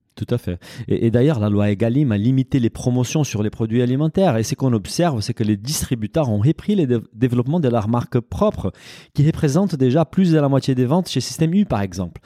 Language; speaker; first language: French; non-native, fluent; Portuguese